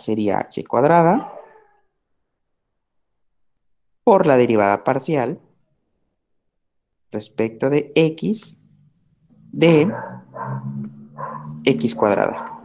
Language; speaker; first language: Spanish; native; Spanish